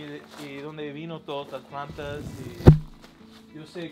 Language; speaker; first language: Spanish; non-native, learner; English